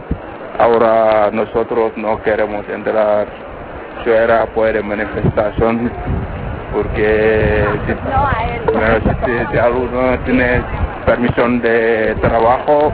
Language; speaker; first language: Spanish; non-native, learner; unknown